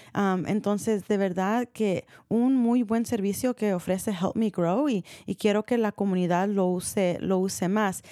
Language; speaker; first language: Spanish; early bilingual, heritage; Spanish